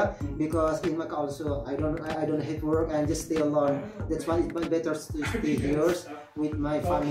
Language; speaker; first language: English; non-native, learner; Indonesian